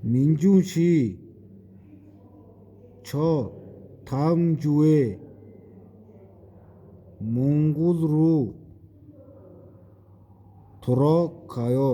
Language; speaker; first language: Korean; non-native, learner; Mongolian